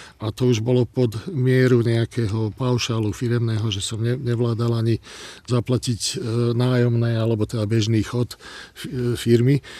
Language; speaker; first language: Slovak; non-native, local second language; Hungarian